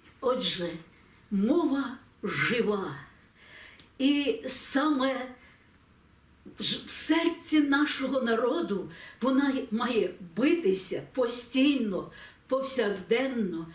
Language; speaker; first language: Ukrainian; native; Ukrainian